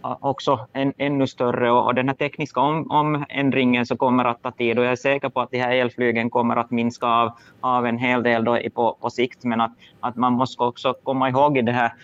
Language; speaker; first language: Swedish; native; Swedish